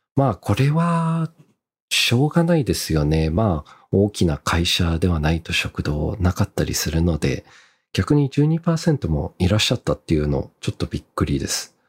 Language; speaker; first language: Japanese; early bilingual, heritage; Japanese